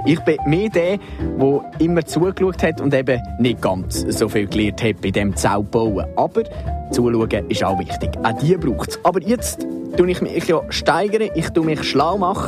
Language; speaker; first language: German; native; German